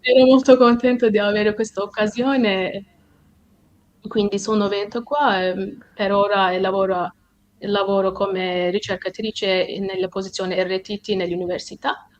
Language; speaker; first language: Italian; non-native, fluent; Turkish